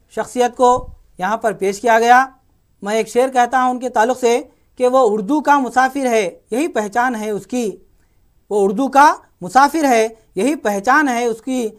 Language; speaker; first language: Urdu; native; Urdu